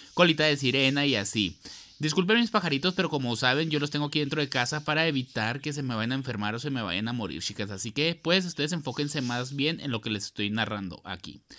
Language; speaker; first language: Spanish; native; Spanish